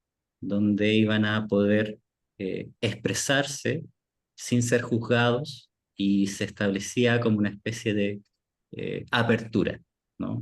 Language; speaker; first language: Spanish; native; Spanish